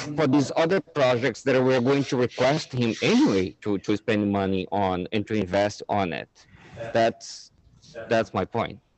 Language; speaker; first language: English; non-native, fluent; Portuguese